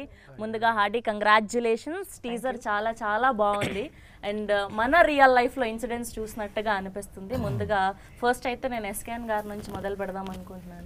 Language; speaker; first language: Telugu; native; Telugu